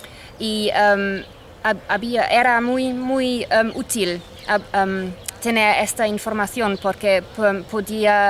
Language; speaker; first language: Spanish; non-native, fluent; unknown